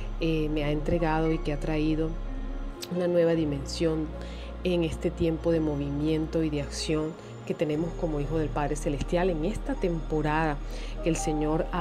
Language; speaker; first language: Spanish; native; Spanish